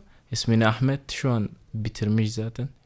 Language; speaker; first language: Turkish; non-native, learner; Arabic